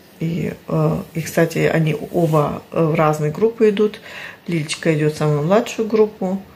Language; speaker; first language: Russian; early bilingual, heritage; Russian